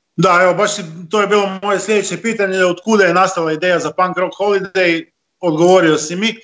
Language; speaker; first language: Croatian; native; Croatian